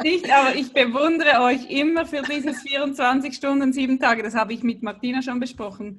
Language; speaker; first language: German; native; German